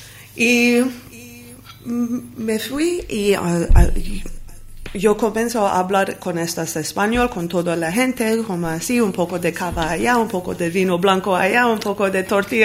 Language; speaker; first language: Spanish; non-native, learner; Armenian